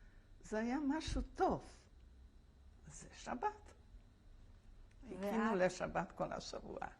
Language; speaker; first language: Hebrew; non-native, fluent; Polish